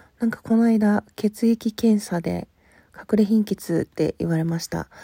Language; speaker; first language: Japanese; native; Japanese